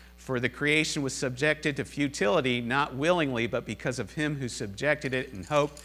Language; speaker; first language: English; native; English